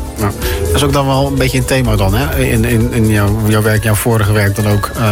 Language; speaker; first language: Dutch; native; Dutch